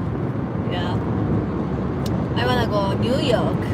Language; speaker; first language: English; non-native, learner; Japanese